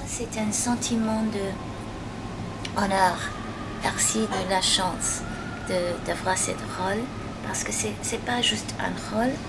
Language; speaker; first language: French; non-native, fluent; English